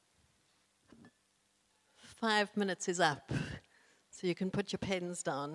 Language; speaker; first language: English; native; English